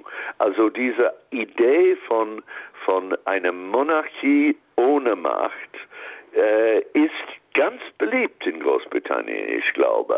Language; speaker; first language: German; non-native, fluent; English